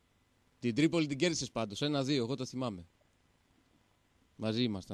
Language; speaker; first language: Greek; native; Greek